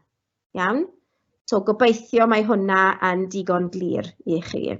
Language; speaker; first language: Welsh; non-native, local second language; English